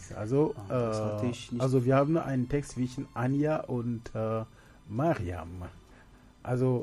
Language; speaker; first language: German; non-native, learner; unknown